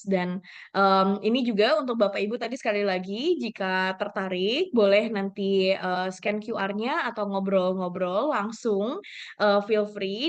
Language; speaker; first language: Indonesian; native; Indonesian